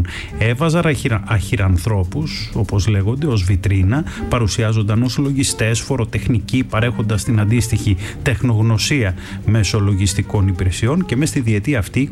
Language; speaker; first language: Greek; native; Greek